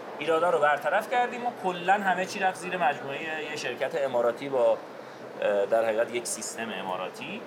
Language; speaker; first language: Persian; non-native, local second language; Azerbaijani